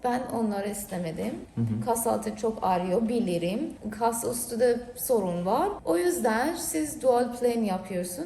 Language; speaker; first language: Turkish; non-native, learner; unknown